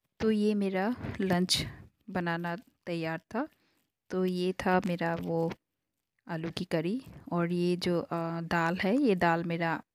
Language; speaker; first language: Hindi; non-native, local second language; Bangla